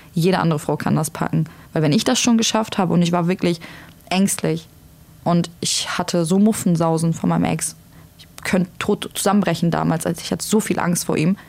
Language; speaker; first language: German; early bilingual, other home language; Turkish